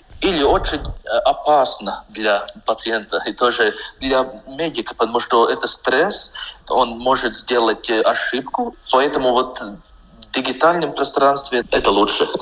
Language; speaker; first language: Russian; non-native, local second language; Latvian